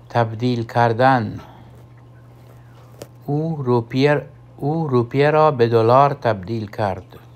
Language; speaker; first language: Persian; non-native, fluent; Urdu